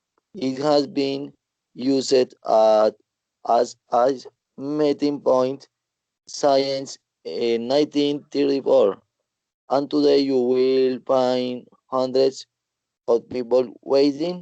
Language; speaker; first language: English; non-native, learner; Spanish